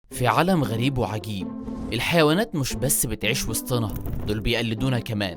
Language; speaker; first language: Arabic; native; Arabic